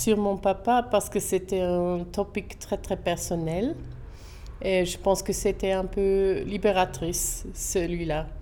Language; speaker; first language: French; non-native, local second language; German